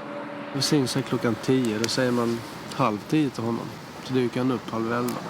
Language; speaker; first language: Swedish; native; Swedish